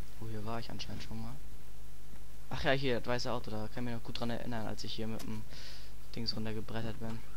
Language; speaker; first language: German; native; German